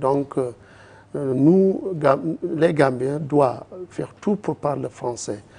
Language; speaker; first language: French; non-native, learner; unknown